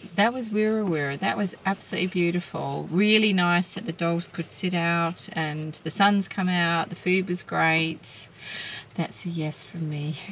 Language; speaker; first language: English; native; English